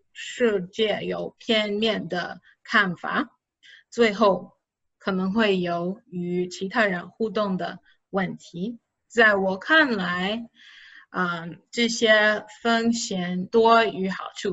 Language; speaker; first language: Chinese; non-native, fluent; English